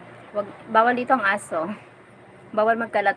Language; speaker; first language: Filipino; non-native, local second language; Bikol